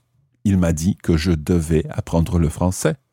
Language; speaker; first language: French; non-native, fluent; English